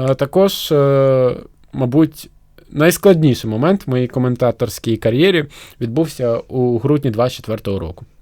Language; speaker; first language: Ukrainian; non-native, local second language; Russian